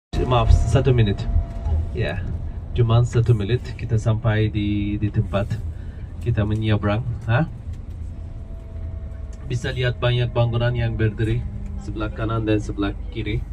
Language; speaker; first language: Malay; non-native, learner; Turkish